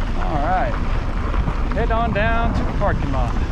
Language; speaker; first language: English; native; English